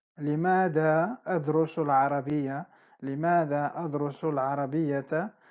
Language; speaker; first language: Arabic; non-native, fluent; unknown